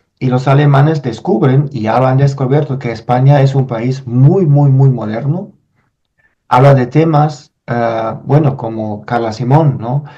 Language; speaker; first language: Spanish; non-native, fluent; German